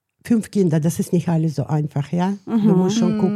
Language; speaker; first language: German; non-native, learner; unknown